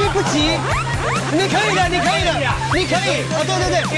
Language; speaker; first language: Chinese; native; Chinese